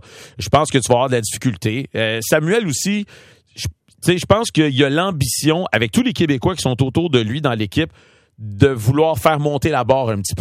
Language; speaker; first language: French; native; French